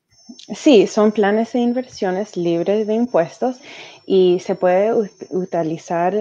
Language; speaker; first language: Spanish; early bilingual, heritage; Spanish